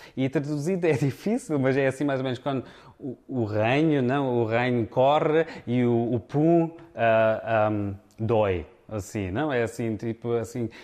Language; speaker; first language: Portuguese; early bilingual, heritage; Portuguese